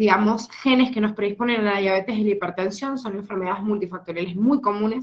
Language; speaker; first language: Spanish; native; Spanish